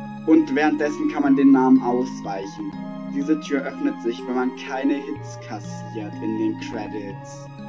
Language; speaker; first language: German; native; German